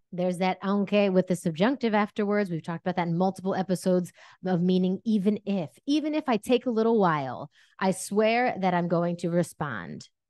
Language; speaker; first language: English; native; English